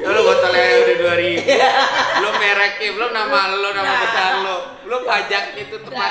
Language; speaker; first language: Indonesian; native; Indonesian